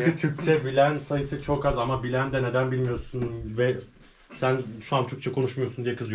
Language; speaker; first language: Turkish; native; Turkish